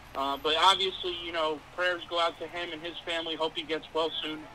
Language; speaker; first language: English; native; English